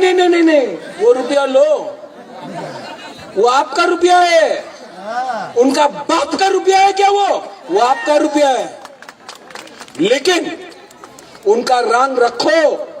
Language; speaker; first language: Hindi; non-native, local second language; Kok Borok